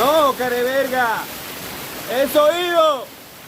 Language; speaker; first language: Spanish; native; Spanish